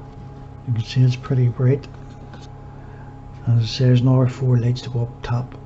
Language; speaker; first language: English; native; English